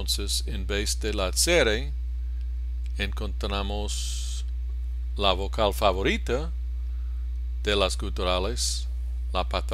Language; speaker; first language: Spanish; non-native, fluent; English